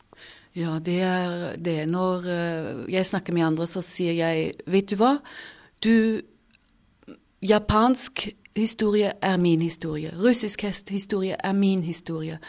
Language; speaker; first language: Norwegian; non-native, fluent; German